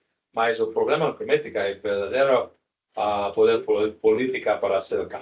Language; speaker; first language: Spanish; non-native, learner; English